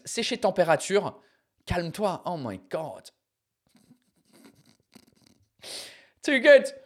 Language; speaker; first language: French; non-native, fluent; English